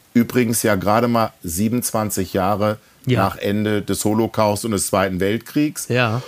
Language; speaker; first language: German; native; German